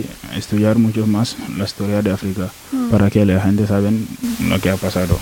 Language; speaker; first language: Spanish; non-native, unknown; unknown